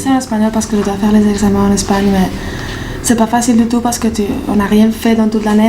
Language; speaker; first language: French; non-native, fluent; Spanish